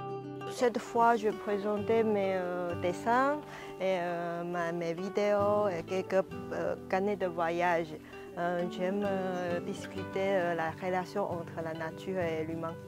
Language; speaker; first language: French; non-native, learner; Chinese